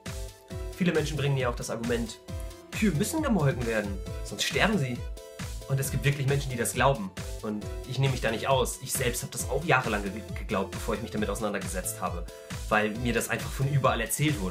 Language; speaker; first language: German; native; German